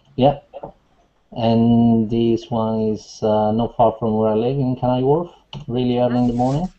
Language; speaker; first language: English; non-native, fluent; Italian